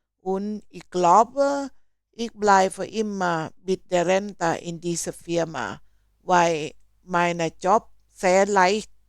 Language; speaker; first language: German; non-native, learner; Thai